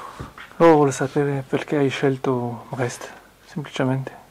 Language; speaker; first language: Italian; non-native, fluent; French